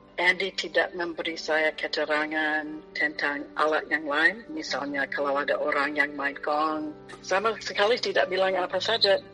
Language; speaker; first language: Indonesian; non-native, fluent; English